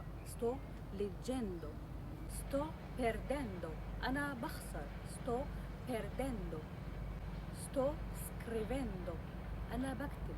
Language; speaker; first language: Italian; non-native, fluent; Arabic